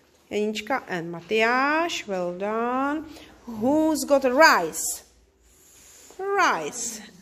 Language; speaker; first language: English; non-native, fluent; Czech